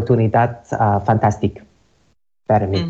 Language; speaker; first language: Catalan; non-native, learner; English